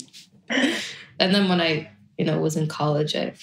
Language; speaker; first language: English; native; English